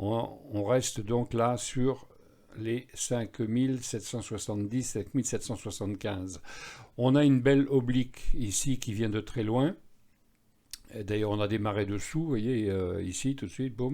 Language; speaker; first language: French; native; French